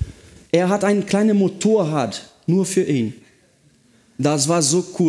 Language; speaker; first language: German; non-native, fluent; Portuguese